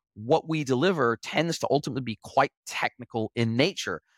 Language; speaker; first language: English; native; English